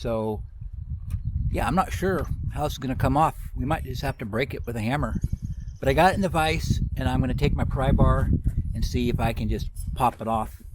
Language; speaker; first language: English; native; English